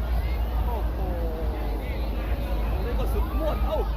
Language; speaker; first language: Thai; native; Thai